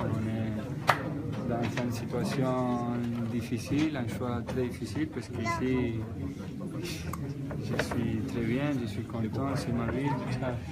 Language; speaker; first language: French; non-native, fluent; Spanish